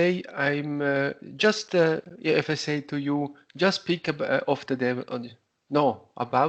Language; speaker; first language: English; non-native, learner; Italian